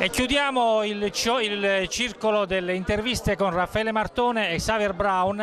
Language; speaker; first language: Italian; native; Italian